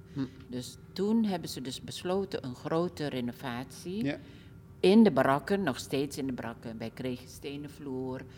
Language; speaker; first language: Dutch; early bilingual, other home language; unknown